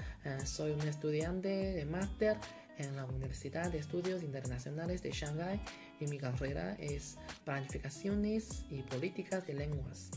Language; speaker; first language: Spanish; non-native, fluent; Chinese